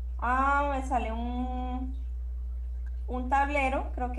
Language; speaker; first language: Spanish; native; Spanish